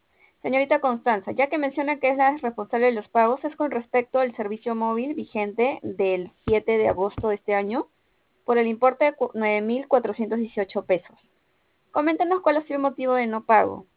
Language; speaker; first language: Spanish; native; Spanish